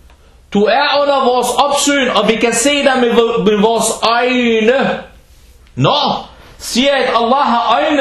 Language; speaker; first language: Danish; early bilingual, other home language; Arabic